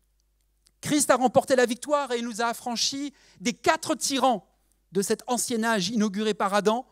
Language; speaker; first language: French; native; French